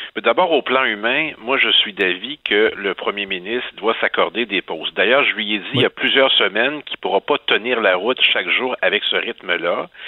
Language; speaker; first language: French; native; French